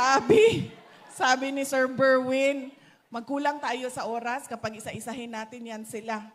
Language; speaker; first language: Filipino; non-native, local second language; Cebuano